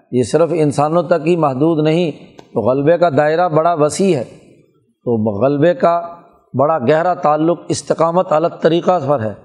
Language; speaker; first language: Urdu; non-native, local second language; Punjabi